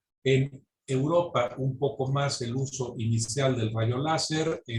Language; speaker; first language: Spanish; native; Spanish